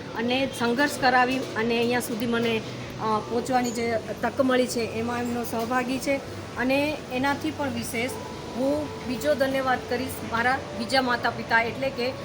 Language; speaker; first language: Gujarati; native; Gujarati